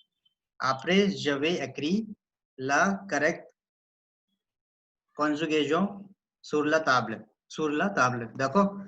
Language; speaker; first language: French; non-native, learner; Hindi